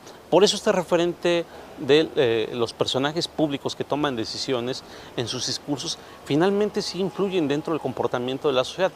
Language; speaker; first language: Spanish; native; Spanish